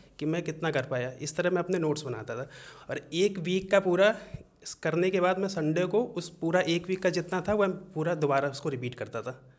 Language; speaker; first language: Hindi; native; Hindi